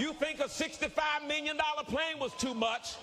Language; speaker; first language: English; native; English